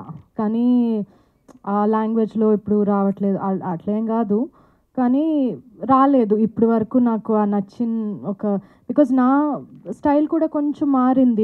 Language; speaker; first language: Telugu; non-native, fluent; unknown